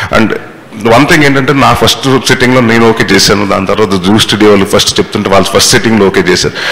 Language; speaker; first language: Telugu; native; Telugu